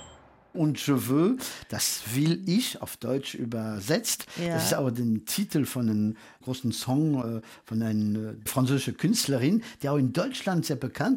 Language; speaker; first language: German; non-native, fluent; French